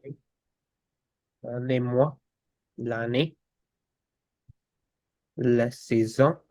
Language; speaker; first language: French; non-native, learner; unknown